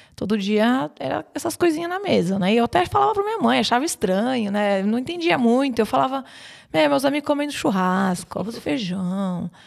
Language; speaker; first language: Portuguese; native; Portuguese